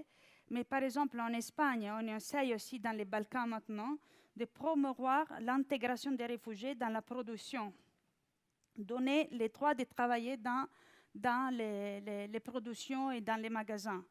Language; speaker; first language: French; non-native, fluent; Italian